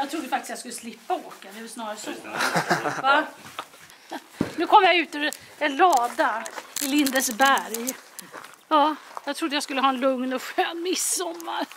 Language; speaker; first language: Swedish; native; Swedish